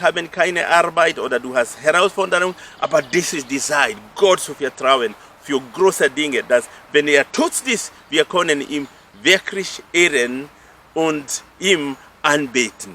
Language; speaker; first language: German; non-native, fluent; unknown